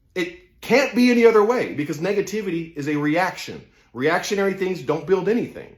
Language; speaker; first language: English; native; English